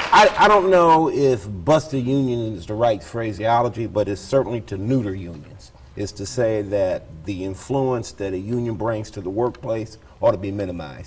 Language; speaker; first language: English; native; English